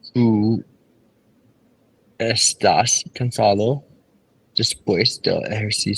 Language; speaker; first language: Spanish; non-native, learner; English